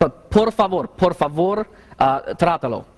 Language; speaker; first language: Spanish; non-native, learner; English